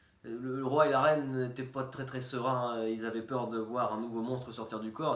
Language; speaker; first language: French; native; French